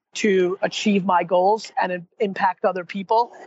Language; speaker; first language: English; native; English